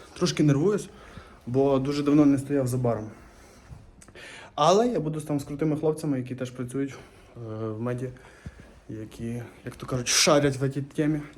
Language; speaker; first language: Ukrainian; native; Ukrainian